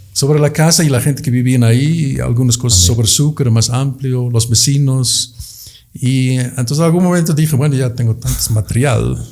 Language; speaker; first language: Spanish; non-native, fluent; Dutch